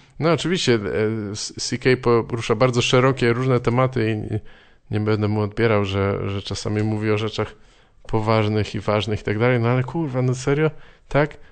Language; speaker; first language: Polish; native; Polish